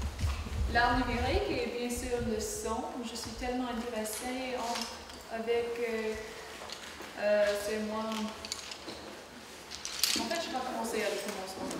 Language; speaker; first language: French; non-native, learner; English